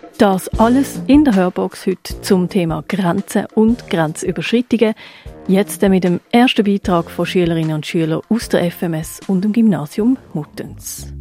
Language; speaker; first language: German; native; German